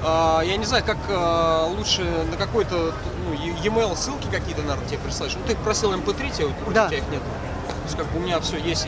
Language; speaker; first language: Russian; native; Russian